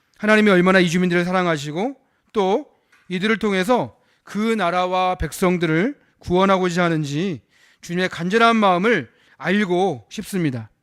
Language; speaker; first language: Korean; native; Korean